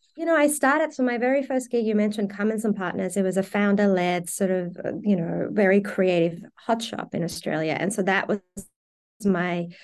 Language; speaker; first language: English; early bilingual, other home language; Persian